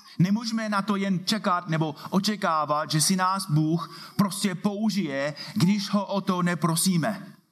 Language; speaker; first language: Czech; non-native, fluent; English